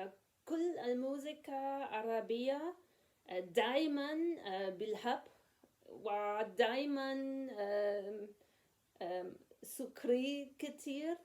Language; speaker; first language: Arabic; non-native, learner; English